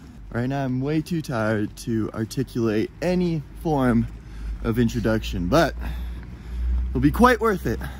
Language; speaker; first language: English; native; English